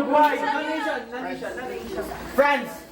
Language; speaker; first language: English; non-native, local second language; Filipino